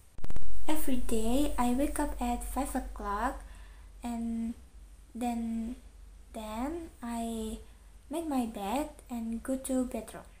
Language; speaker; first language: English; non-native, learner; Indonesian